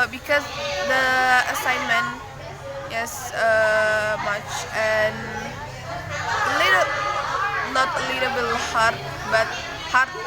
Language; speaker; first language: English; non-native, learner; Indonesian